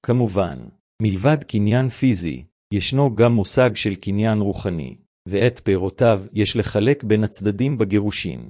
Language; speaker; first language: Hebrew; native; Hebrew